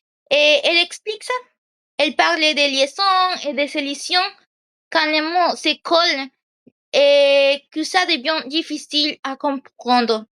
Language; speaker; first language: French; non-native, learner; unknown